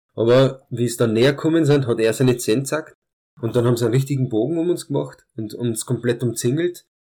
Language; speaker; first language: German; early bilingual, other home language; Hungarian